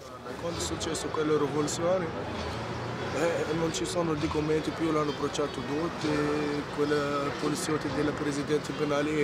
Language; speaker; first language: Italian; non-native, learner; Arabic